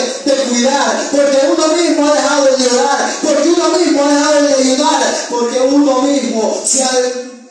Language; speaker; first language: Spanish; native; Spanish